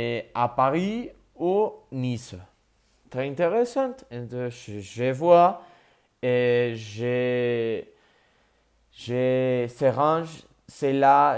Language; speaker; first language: French; non-native, learner; Spanish